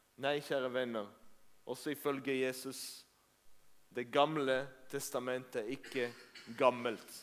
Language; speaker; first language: Norwegian; non-native, fluent; Hebrew